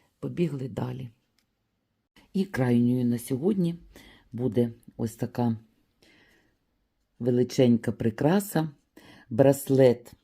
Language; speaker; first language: Ukrainian; native; Ukrainian